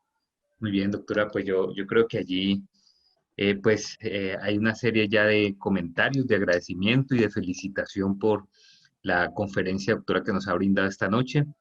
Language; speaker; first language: Spanish; native; Spanish